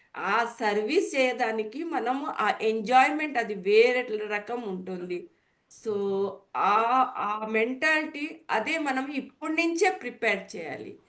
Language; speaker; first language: Telugu; non-native, learner; Bangla